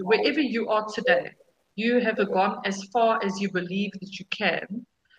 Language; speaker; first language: English; native; English